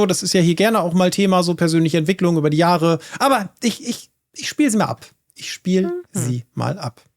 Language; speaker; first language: German; native; German